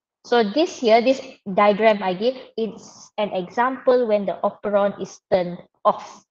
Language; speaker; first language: English; non-native, local second language; Malay